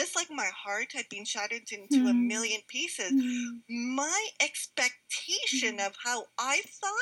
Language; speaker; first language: English; native; English